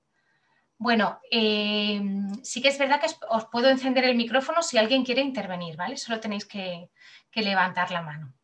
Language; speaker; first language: Spanish; native; Spanish